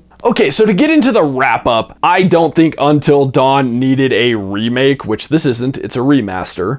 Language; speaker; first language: English; native; English